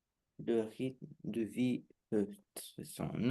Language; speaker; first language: French; non-native, learner; Romanian